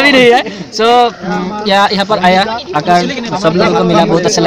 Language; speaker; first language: Hindi; non-native, local second language; Assamese